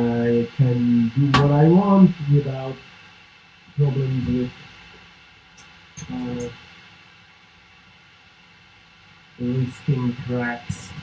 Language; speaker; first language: English; non-native, fluent; Italian